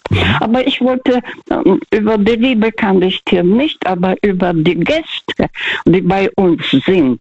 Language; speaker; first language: German; non-native, fluent; Russian